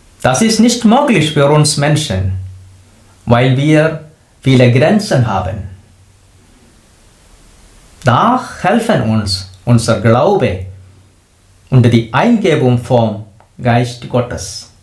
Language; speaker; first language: German; non-native, fluent; Malayalam